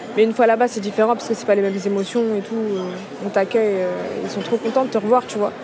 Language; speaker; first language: French; early bilingual, other home language; Kabuverdianu